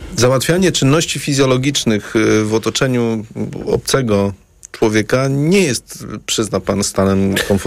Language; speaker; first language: Polish; native; Polish